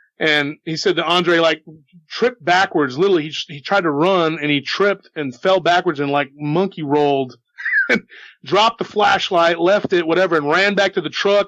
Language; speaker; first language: English; native; English